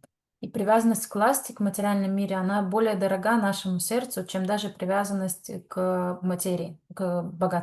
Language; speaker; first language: Russian; native; Russian